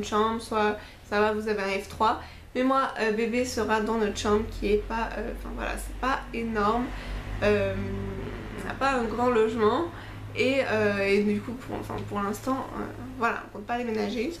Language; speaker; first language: French; native; French